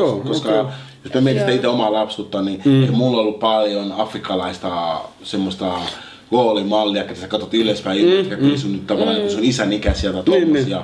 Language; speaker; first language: Finnish; early bilingual, other home language; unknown